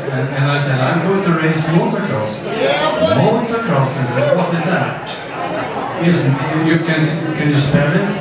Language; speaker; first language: English; native; English